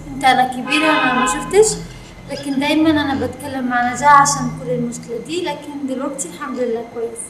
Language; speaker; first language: Arabic; non-native, learner; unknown